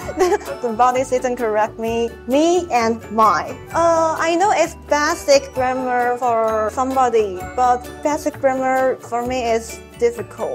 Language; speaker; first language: English; non-native, learner; Chinese